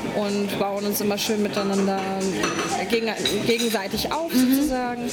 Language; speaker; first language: German; non-native, fluent; Polish